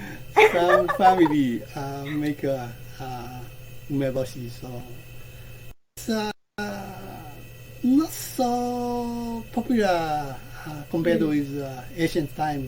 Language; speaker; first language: English; non-native, learner; Japanese